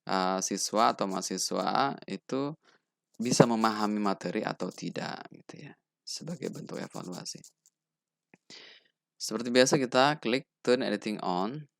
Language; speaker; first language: Indonesian; native; Indonesian